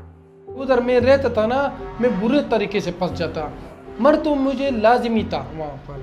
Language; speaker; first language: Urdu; non-native, local second language; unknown